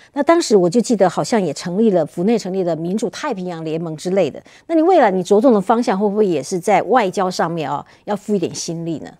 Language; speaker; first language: Chinese; native; Chinese